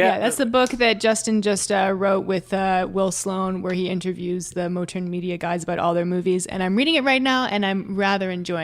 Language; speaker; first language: English; native; English